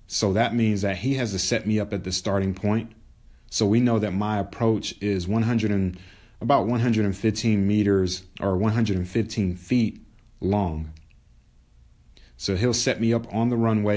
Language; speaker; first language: English; native; English